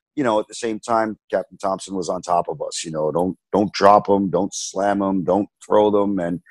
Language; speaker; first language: English; native; English